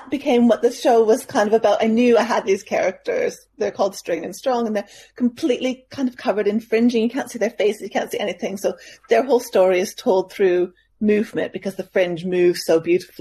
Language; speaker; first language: English; native; English